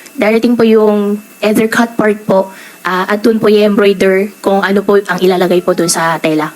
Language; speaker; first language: Filipino; native; Filipino